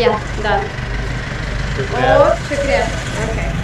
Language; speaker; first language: English; non-native, fluent; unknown